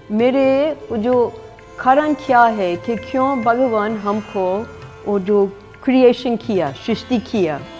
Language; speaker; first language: Hindi; non-native, fluent; English